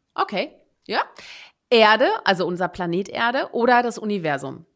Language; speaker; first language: German; native; German